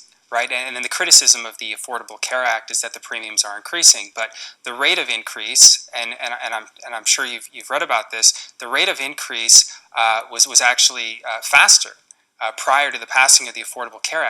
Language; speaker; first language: English; native; English